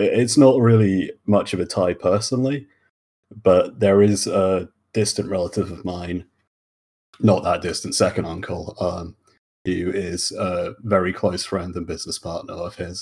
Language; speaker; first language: English; native; English